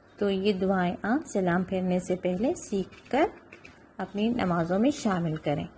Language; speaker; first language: Urdu; native; Urdu